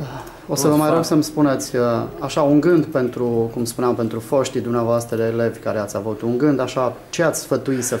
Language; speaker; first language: Romanian; native; Romanian